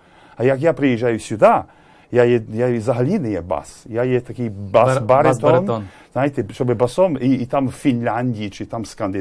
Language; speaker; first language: Ukrainian; early bilingual, heritage; English